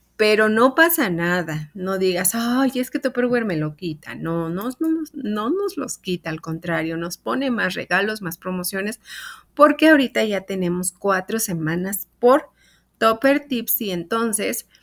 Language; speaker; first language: Spanish; native; Spanish